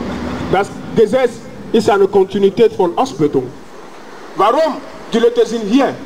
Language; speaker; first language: German; non-native, fluent; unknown